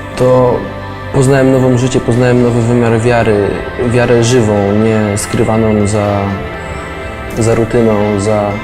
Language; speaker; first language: Polish; native; Polish